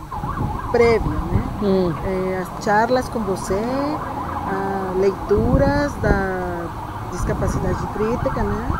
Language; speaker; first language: Portuguese; non-native, fluent; Spanish